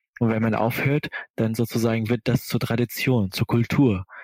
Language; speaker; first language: German; non-native, fluent; Arabic